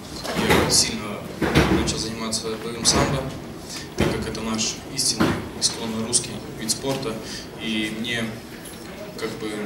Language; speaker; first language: Russian; native; Russian